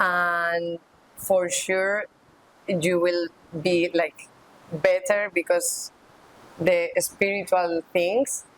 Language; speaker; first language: English; non-native, learner; Spanish